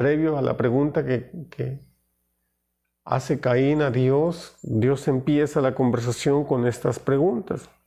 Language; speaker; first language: Spanish; native; Spanish